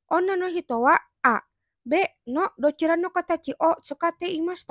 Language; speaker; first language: Japanese; non-native, fluent; Indonesian